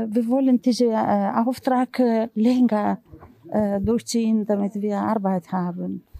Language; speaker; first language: German; non-native, learner; Greek